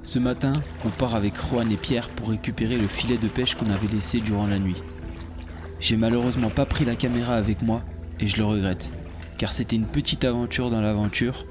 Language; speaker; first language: French; native; French